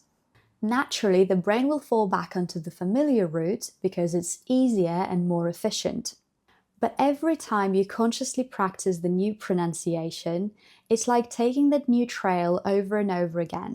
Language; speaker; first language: English; non-native, fluent; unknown